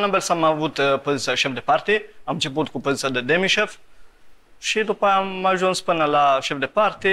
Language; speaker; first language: Romanian; early bilingual, heritage; Romanian